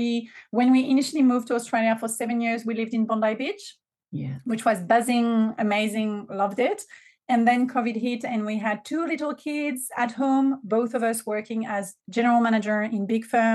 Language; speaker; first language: English; non-native, fluent; French